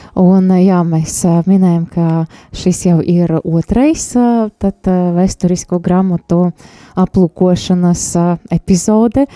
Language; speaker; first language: Latvian; non-native, local second language; Russian